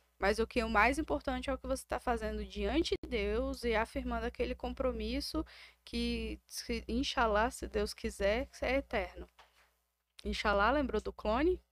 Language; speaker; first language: Portuguese; native; Portuguese